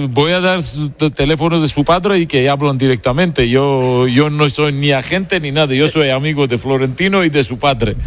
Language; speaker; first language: Spanish; non-native, learner; Georgian